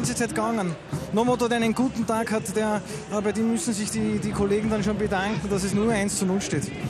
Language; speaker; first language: German; native; German